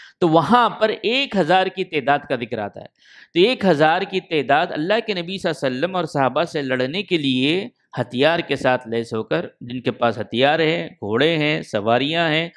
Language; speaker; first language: Urdu; native; Urdu